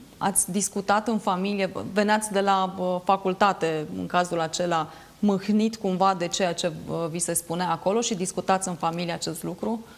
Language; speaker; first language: Romanian; native; Romanian